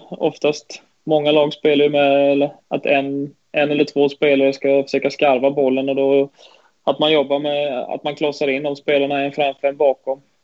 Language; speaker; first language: Swedish; native; Swedish